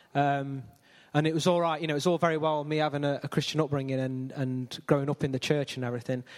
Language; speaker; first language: English; native; English